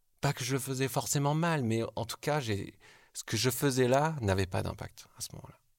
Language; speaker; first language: French; early bilingual, other home language; Korean